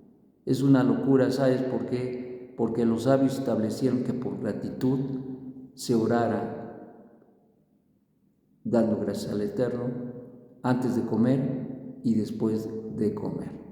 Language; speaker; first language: Spanish; native; Spanish